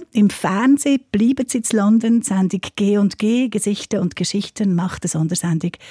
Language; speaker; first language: German; non-native, fluent; English